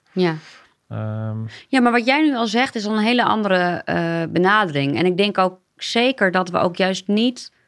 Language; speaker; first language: Dutch; native; Dutch